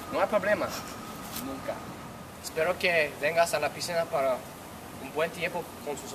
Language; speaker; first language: Spanish; non-native, learner; English